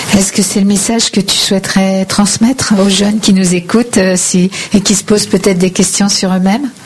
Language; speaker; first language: French; native; French